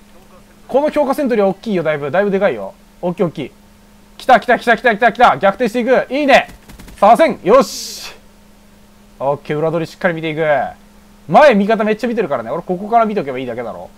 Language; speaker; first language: Japanese; native; Japanese